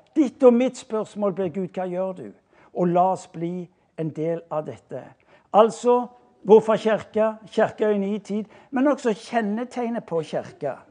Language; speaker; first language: Norwegian; native; Norwegian